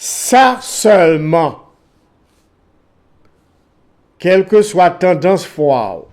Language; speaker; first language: French; non-native, local second language; Haitian Creole